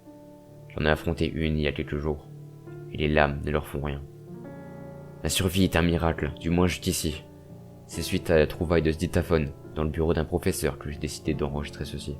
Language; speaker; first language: French; native; French